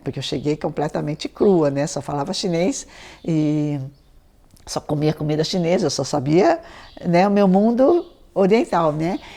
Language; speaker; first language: Portuguese; early bilingual, other home language; Chinese